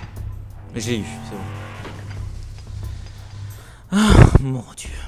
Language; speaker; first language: French; native; French